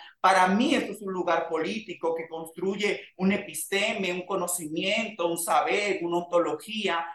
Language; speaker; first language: Spanish; native; Spanish